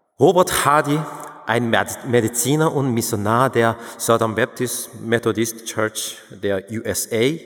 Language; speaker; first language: German; non-native, fluent; Korean